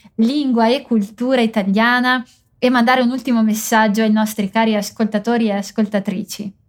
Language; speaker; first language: Italian; native; Italian